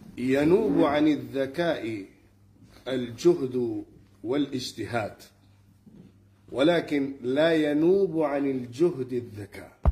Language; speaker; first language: Arabic; non-native, fluent; Urdu